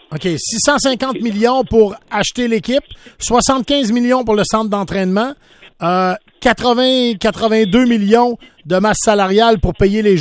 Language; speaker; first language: French; native; French